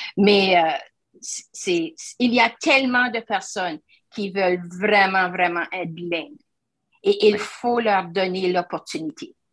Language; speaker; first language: French; native; French